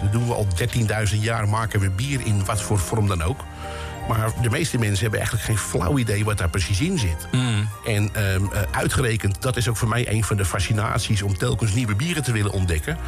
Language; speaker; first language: Dutch; native; Dutch